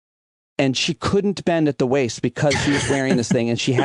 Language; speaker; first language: English; native; English